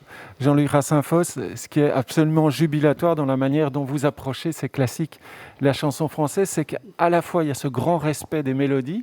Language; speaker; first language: French; native; French